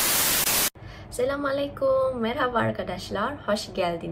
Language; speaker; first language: Turkish; non-native, fluent; Malay